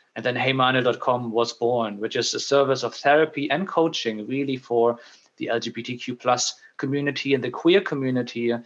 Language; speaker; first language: English; non-native, fluent; German